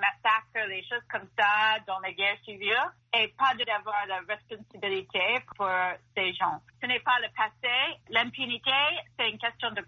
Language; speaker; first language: French; non-native, fluent; English